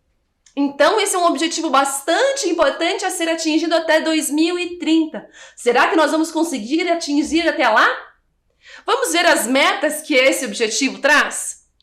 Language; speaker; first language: Portuguese; native; Portuguese